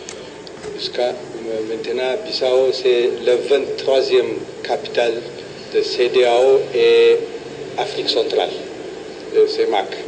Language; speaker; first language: French; non-native, fluent; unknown